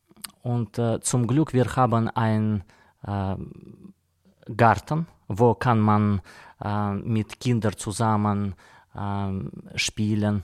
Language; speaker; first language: German; non-native, learner; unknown